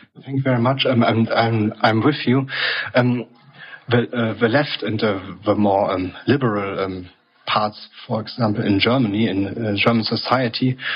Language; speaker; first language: English; non-native, fluent; German